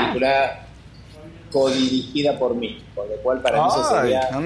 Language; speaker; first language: Spanish; native; Spanish